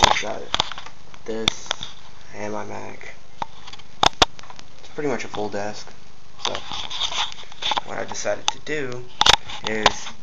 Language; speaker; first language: English; native; English